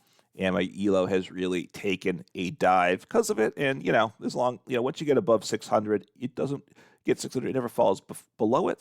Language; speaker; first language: English; native; English